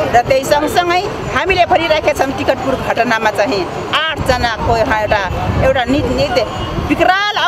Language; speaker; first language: Nepali; non-native, local second language; Dangaura Tharu